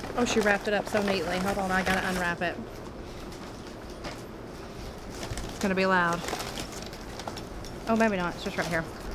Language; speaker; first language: English; native; English